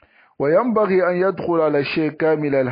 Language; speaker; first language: Arabic; non-native, fluent; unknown